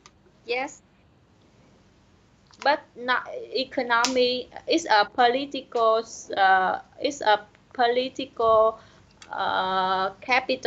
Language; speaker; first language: English; non-native, learner; Vietnamese